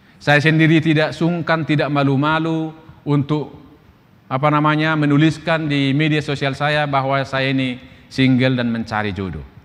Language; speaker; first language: Indonesian; non-native, local second language; Batak Toba